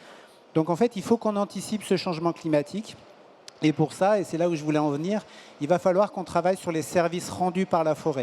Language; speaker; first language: French; native; French